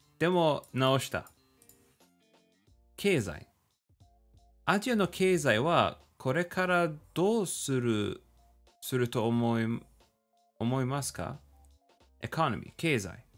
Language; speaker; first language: Japanese; non-native, learner; English